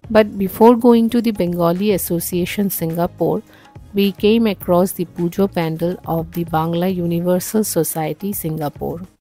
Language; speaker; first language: English; non-native, local second language; Bangla